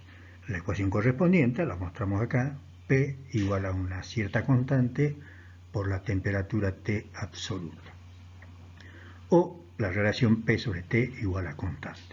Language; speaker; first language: Spanish; native; Spanish